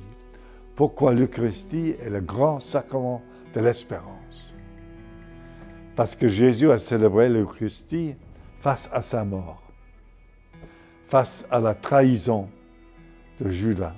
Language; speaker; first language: French; non-native, fluent; English